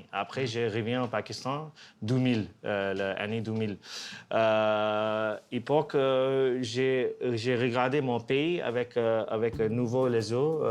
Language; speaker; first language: French; non-native, learner; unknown